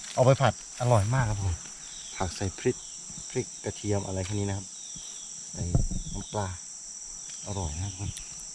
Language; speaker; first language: Thai; non-native, local second language; Karen languages